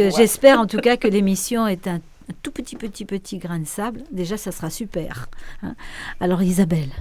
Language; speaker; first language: French; native; French